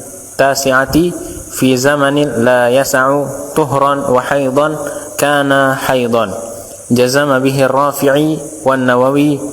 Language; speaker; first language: Arabic; non-native, fluent; Indonesian